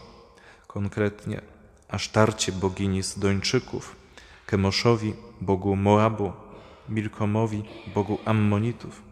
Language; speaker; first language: Polish; native; Polish